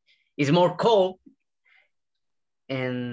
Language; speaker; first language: English; non-native, learner; Spanish